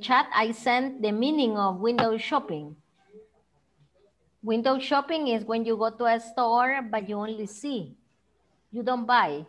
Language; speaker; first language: English; non-native, fluent; Spanish